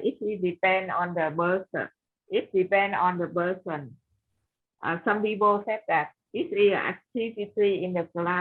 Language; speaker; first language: English; non-native, learner; Vietnamese